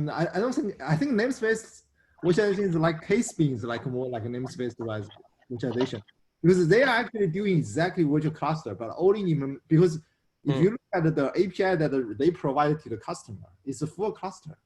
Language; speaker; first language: English; non-native, fluent; Chinese